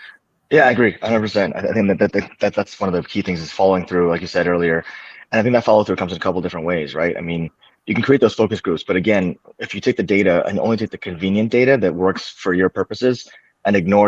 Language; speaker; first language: English; native; English